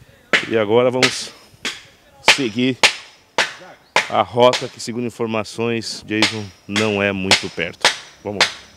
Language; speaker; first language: Portuguese; native; Portuguese